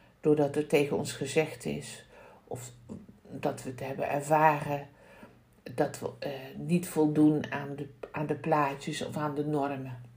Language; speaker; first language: Dutch; native; Dutch